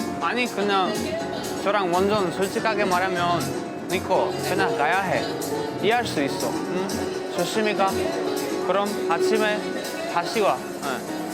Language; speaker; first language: Korean; non-native, learner; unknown